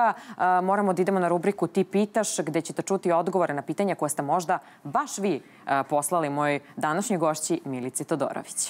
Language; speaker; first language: Serbian; native; Serbian